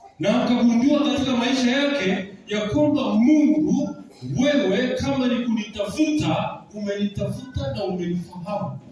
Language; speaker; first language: Swahili; non-native, local second language; Gusii